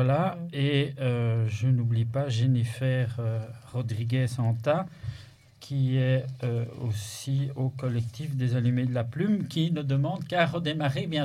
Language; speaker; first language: French; native; French